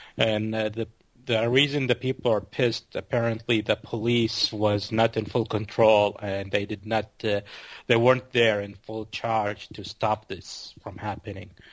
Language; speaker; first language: English; non-native, fluent; Arabic